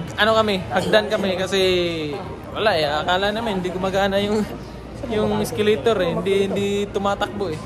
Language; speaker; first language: Filipino; native; Filipino